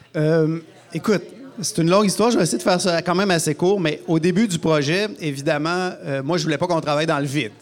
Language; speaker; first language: French; native; French